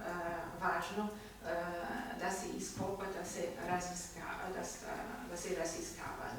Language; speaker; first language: Slovenian; non-native, learner; German